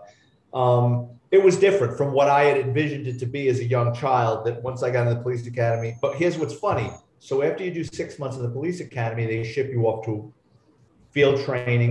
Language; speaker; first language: English; native; English